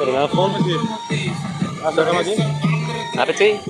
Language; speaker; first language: Dutch; non-native, learner; English